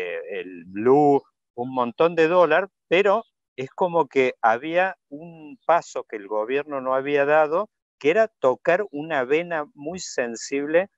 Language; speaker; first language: Spanish; native; Spanish